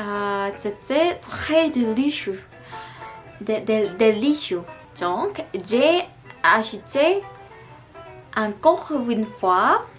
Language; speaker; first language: French; non-native, learner; Korean